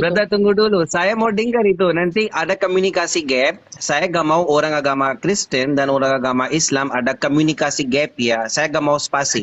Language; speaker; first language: Indonesian; non-native, learner; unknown